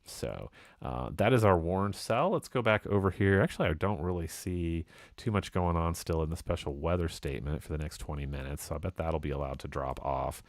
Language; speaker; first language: English; native; English